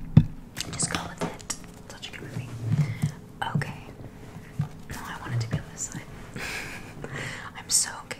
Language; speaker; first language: English; native; English